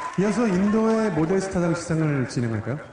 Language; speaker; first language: Korean; native; Korean